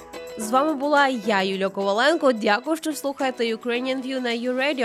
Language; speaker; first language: Ukrainian; native; Ukrainian